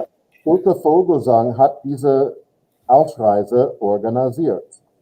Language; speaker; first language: German; non-native, fluent; English